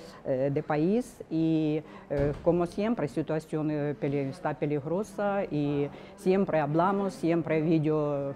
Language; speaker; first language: Spanish; non-native, learner; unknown